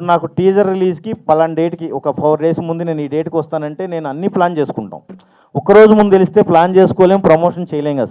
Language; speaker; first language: Telugu; native; Telugu